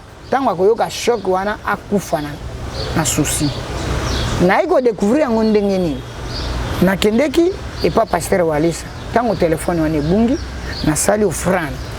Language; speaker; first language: Lingala; native; Lingala